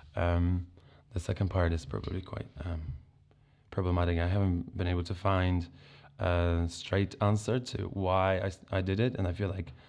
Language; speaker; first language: English; non-native, fluent; Polish